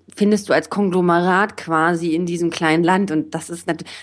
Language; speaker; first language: German; native; German